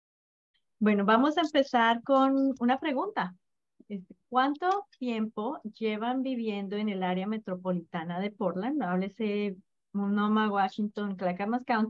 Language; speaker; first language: Spanish; non-native, fluent; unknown